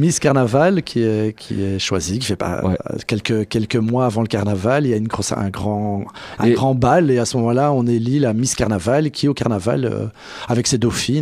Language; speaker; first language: French; native; French